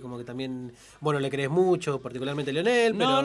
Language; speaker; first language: Spanish; native; Spanish